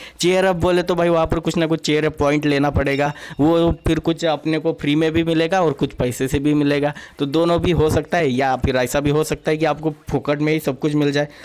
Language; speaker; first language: Hindi; non-native, local second language; Marathi